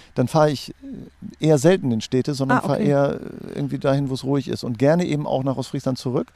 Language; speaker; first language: German; native; German